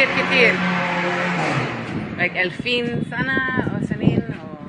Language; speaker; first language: Arabic; non-native, learner; English